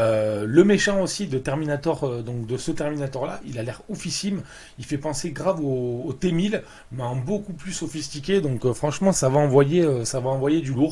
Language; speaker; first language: French; native; French